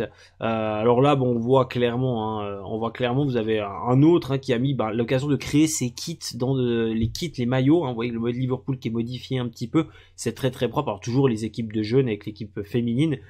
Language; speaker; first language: French; native; French